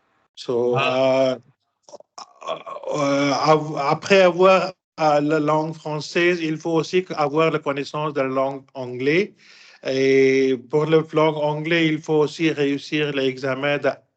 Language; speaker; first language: French; non-native, fluent; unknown